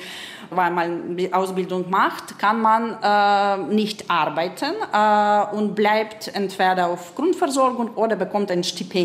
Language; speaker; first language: German; non-native, fluent; Ukrainian